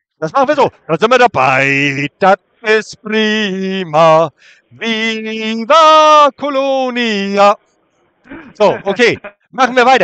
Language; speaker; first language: German; native; German